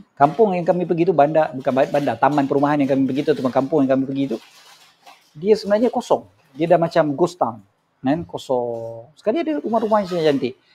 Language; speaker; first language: Malay; native; Malay